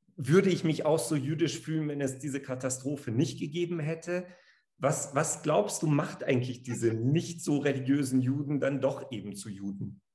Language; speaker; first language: German; early bilingual, other home language; Hungarian